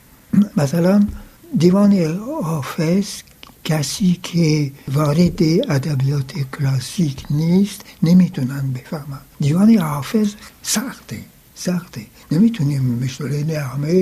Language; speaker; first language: Persian; non-native, fluent; French